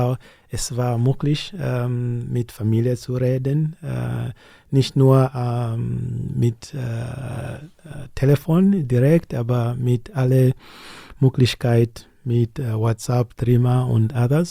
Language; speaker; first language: German; non-native, learner; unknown